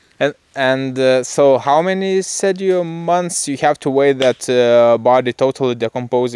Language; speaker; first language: English; non-native, learner; Lithuanian